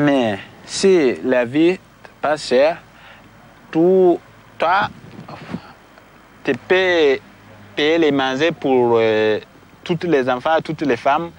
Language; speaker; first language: French; non-native, local second language; Mossi